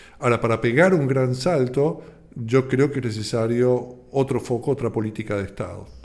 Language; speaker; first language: Spanish; native; Spanish